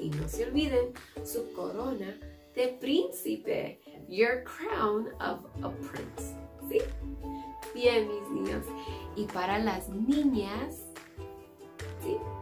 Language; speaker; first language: Spanish; native; Spanish